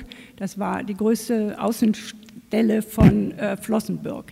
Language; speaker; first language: German; native; German